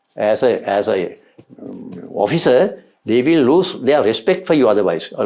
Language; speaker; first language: English; non-native, local second language; Sinhala